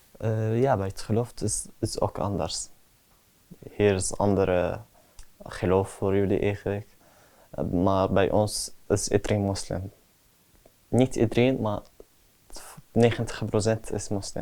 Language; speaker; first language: Dutch; early bilingual, other home language; Arabic